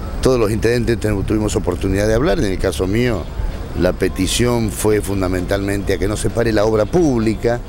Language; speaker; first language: Spanish; native; Spanish